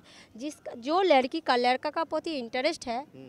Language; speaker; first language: Hindi; non-native, local second language; Bangla